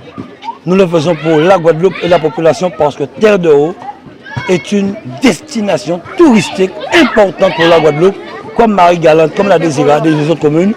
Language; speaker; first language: French; native; French